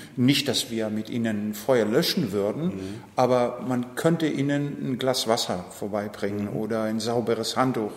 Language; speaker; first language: German; non-native, fluent; Greek